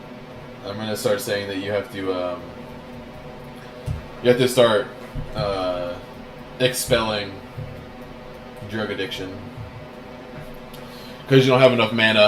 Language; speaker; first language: English; native; English